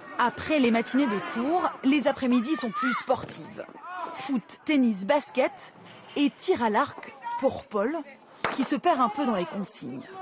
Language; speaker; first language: French; native; French